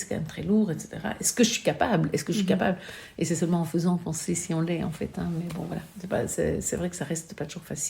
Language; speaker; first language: French; native; French